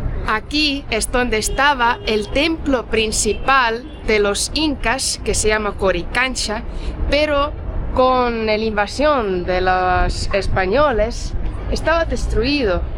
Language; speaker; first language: Spanish; non-native, fluent; Estonian